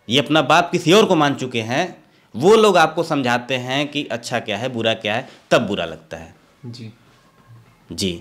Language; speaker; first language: Hindi; native; Hindi